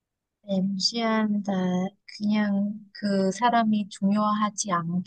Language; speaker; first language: Korean; non-native, learner; Vietnamese